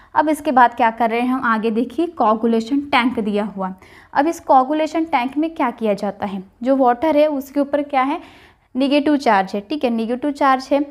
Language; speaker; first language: Hindi; non-native, local second language; Marathi